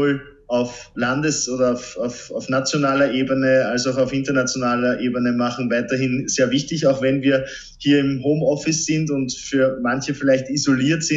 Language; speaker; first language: German; native; German